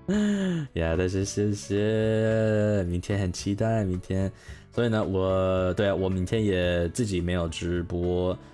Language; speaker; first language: Chinese; non-native, learner; English